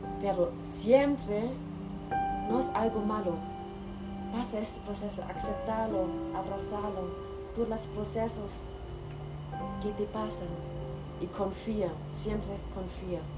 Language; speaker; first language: Spanish; non-native, learner; German